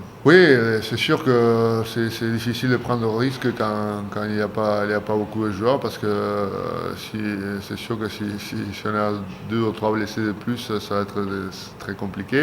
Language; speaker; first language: French; non-native, fluent; Spanish